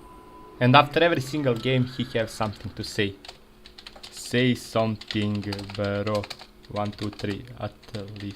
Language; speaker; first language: English; non-native, fluent; Serbian